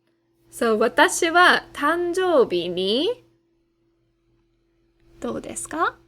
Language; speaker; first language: Japanese; non-native, fluent; English